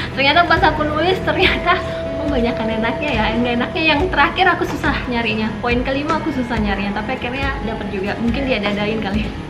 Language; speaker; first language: Indonesian; native; Indonesian